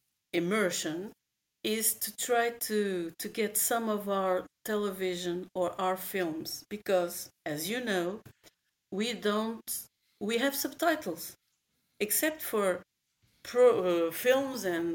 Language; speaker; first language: English; non-native, fluent; Portuguese